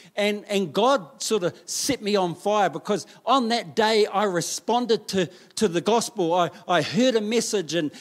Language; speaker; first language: English; native; English